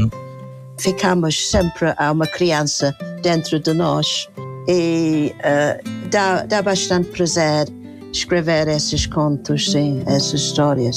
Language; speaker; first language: Portuguese; non-native, fluent; English